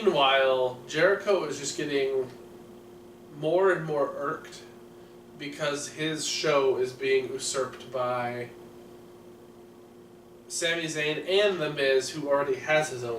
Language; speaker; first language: English; native; English